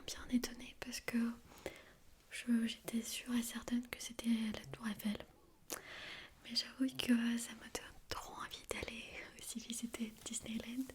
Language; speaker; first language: French; non-native, fluent; Armenian